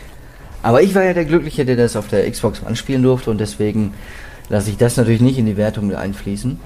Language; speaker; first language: German; native; German